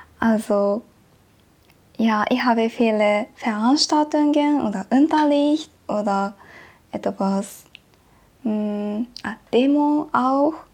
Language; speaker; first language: German; non-native, learner; Japanese